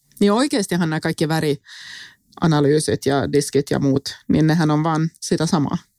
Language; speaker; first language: Finnish; non-native, local second language; Swedish